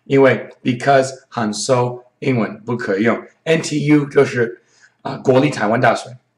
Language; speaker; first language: Chinese; non-native, fluent; English